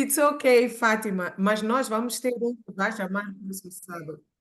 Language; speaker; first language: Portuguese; non-native, local second language; Tsonga